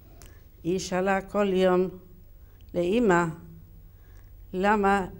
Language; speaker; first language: Hebrew; non-native, learner; Yiddish